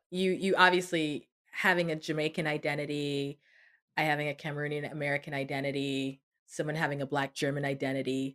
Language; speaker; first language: English; early bilingual, other home language; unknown